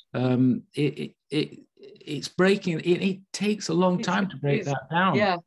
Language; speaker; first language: English; native; English